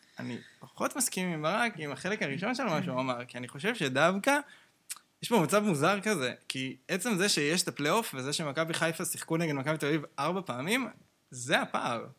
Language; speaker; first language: Hebrew; native; Hebrew